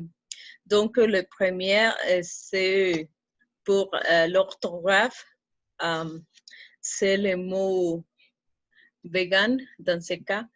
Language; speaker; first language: French; non-native, fluent; Spanish